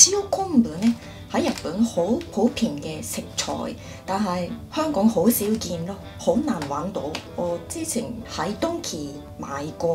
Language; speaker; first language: Cantonese; non-native, fluent; Japanese